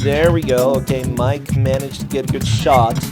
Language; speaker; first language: English; native; English